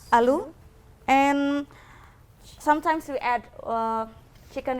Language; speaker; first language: English; non-native, learner; Indonesian